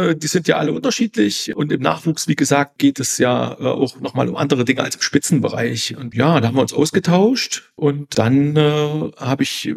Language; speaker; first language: German; native; German